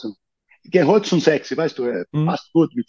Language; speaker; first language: German; non-native, learner; Portuguese